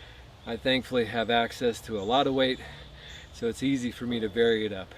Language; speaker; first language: English; native; English